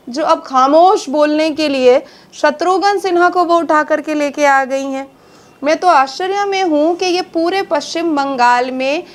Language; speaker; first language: Hindi; native; Hindi